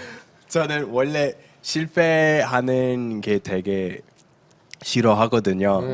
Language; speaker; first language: Korean; early bilingual, heritage; Korean